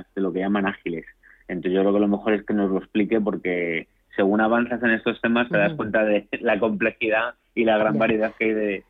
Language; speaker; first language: Spanish; native; Spanish